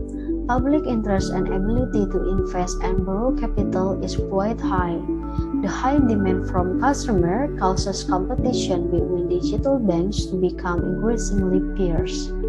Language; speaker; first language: English; non-native, learner; Indonesian